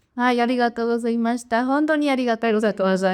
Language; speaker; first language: Japanese; non-native, learner; Spanish